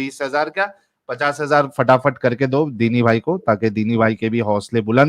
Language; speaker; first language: Hindi; native; Hindi